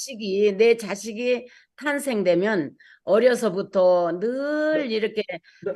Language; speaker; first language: Korean; native; Korean